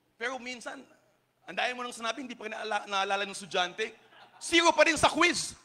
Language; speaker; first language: Filipino; native; Filipino